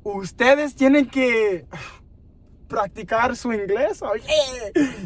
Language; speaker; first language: Spanish; early bilingual, other home language; English